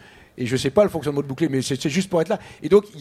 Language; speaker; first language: French; native; French